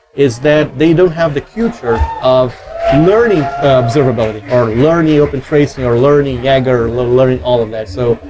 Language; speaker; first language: English; non-native, fluent; Portuguese